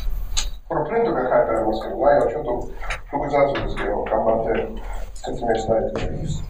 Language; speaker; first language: Japanese; non-native, learner; English